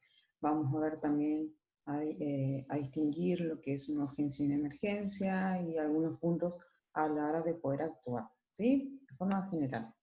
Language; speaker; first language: Spanish; native; Spanish